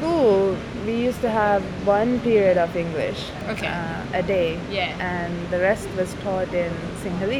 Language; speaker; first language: English; non-native, local second language; Sinhala